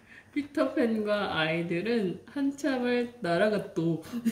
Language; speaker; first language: Korean; native; Korean